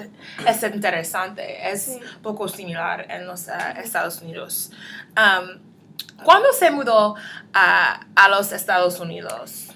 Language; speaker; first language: Spanish; non-native, learner; English